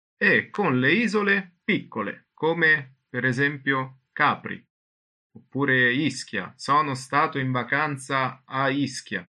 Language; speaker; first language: Italian; native; Italian